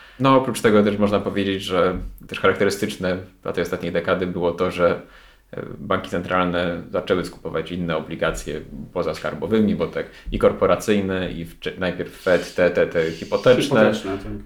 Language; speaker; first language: Polish; native; Polish